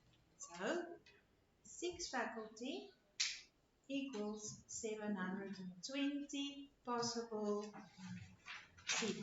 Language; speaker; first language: English; non-native, local second language; Afrikaans